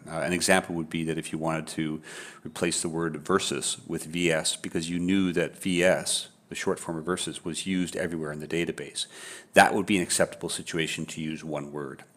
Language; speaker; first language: English; native; English